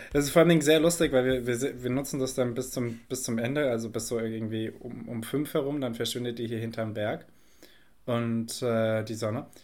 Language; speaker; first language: German; native; German